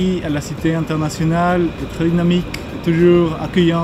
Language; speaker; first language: French; non-native, fluent; Spanish